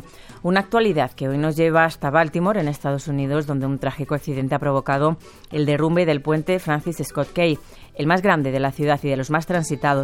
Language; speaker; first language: Spanish; native; Spanish